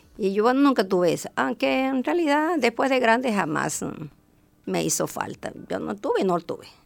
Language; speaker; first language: Spanish; native; Spanish